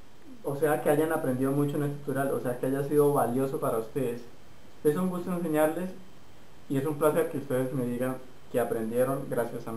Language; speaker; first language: Spanish; native; Spanish